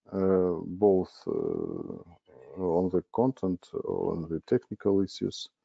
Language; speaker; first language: English; non-native, learner; Russian